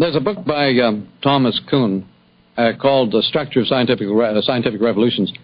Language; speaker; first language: English; native; English